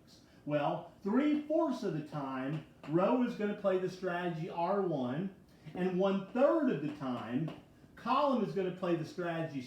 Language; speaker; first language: English; native; English